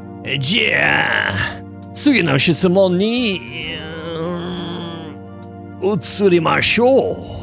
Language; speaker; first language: Japanese; non-native, learner; English